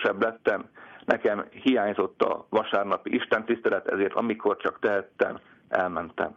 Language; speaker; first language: Hungarian; native; Hungarian